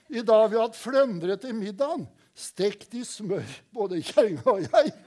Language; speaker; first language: Norwegian; native; Norwegian